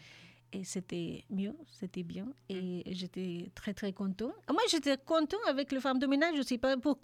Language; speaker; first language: French; non-native, learner; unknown